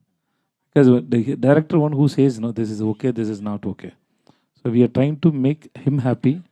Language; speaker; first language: Telugu; non-native, learner; Tamil